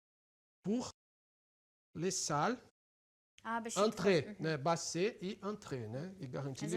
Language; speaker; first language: French; non-native, fluent; Portuguese